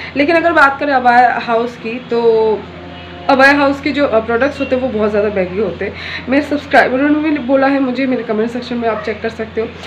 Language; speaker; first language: Hindi; non-native, local second language; Bangla